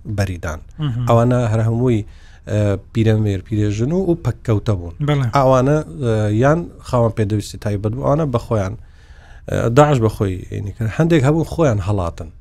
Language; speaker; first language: Central Kurdish; non-native, local second language; Kurdish